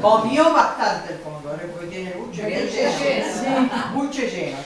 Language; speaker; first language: Spanish; native; Spanish